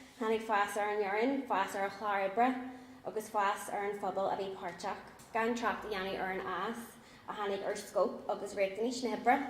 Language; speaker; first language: Irish; non-native, local second language; English